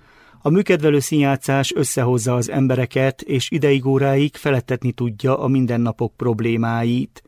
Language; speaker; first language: Hungarian; native; Hungarian